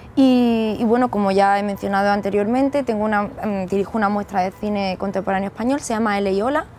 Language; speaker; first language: Spanish; native; Spanish